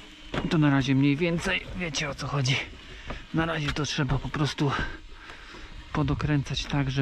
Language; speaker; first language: Polish; native; Polish